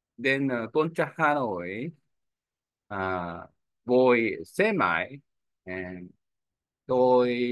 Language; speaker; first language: Vietnamese; non-native, learner; Korean